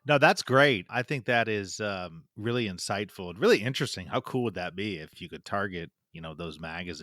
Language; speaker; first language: English; native; English